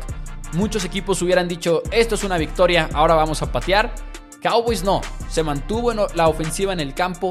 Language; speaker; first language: Spanish; native; Spanish